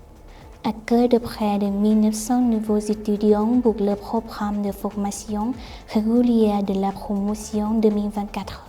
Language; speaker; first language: French; non-native, fluent; Vietnamese